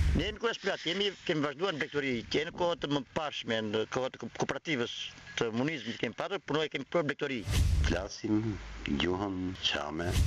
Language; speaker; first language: Albanian; non-native, fluent; English